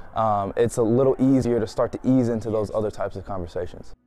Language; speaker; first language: English; native; English